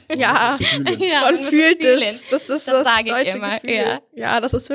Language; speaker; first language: German; native; German